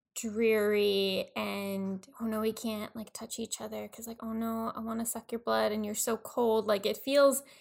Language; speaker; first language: English; native; English